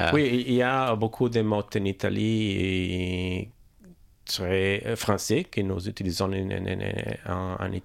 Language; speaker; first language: French; non-native, learner; Italian